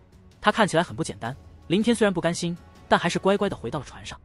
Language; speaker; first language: Chinese; native; Chinese